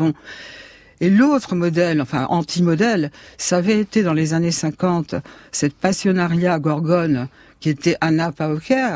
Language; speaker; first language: French; native; French